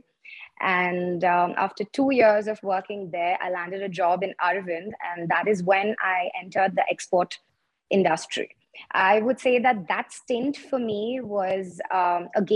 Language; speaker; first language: English; non-native, local second language; Tamil